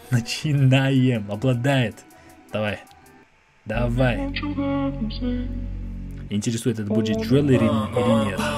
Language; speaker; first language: Russian; non-native, fluent; English